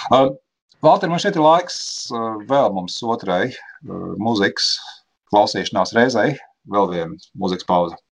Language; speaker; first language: Latvian; native; Latvian